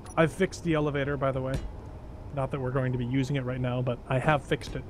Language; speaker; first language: English; native; English